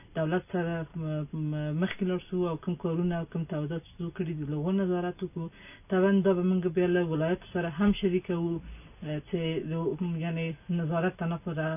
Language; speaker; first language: Pashto; non-native, local second language; Persian